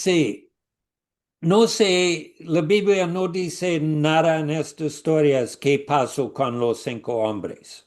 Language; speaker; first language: Spanish; non-native, learner; English